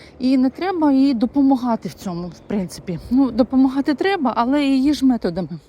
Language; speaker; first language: Ukrainian; non-native, local second language; Russian